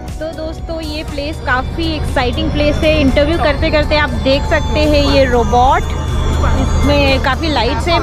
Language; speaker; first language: Hindi; native; Hindi